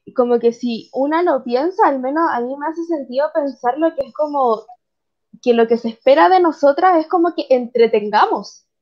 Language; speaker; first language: Spanish; native; Spanish